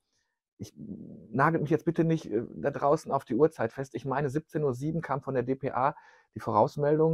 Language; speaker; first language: German; native; German